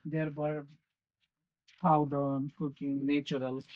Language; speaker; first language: English; non-native, learner; Hindi